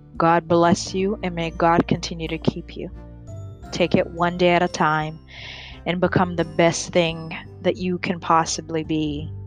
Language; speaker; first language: English; early bilingual, other home language; Rundi